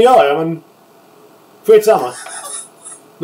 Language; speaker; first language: Swedish; native; Swedish